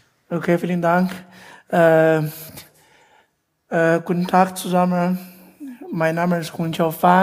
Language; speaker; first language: German; non-native, learner; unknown